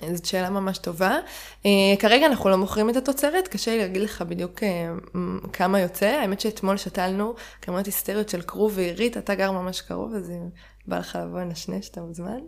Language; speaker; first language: Hebrew; native; Hebrew